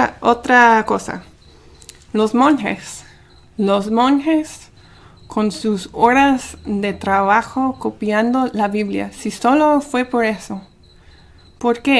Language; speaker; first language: Spanish; early bilingual, heritage; Spanish